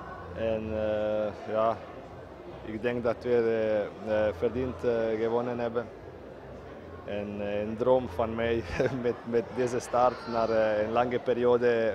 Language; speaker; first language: Dutch; non-native, fluent; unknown